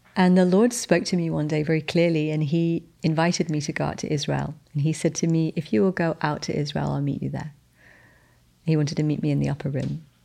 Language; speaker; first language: English; native; English